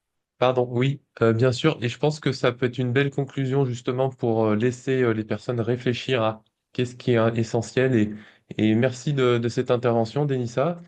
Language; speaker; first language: French; native; French